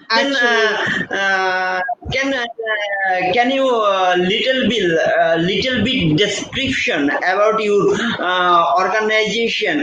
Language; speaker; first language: English; non-native, local second language; Bangla